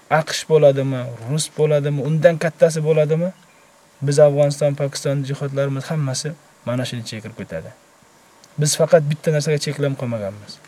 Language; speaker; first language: Uzbek; native; Uzbek